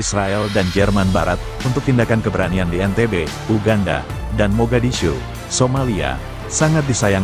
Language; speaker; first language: Indonesian; native; Indonesian